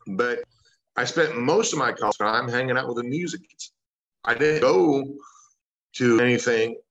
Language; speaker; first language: English; native; English